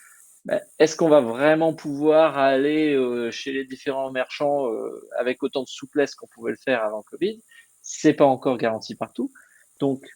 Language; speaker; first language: French; native; French